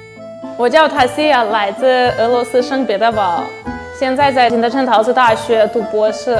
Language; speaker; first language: Chinese; non-native, fluent; Russian